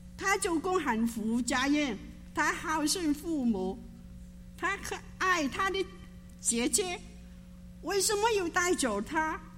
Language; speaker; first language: Chinese; non-native, local second language; Cantonese